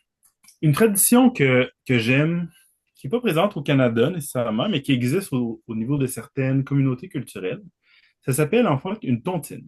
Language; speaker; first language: French; native; French